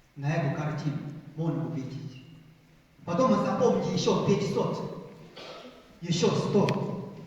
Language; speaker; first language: Russian; non-native, fluent; Chinese